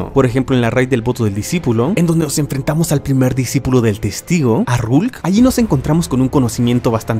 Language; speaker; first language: Spanish; native; Spanish